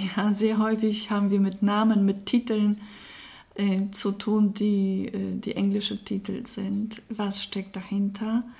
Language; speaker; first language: German; non-native, fluent; Polish